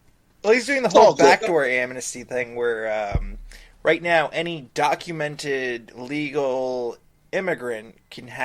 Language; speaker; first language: English; native; English